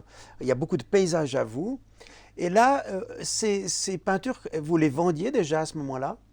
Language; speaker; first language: French; native; French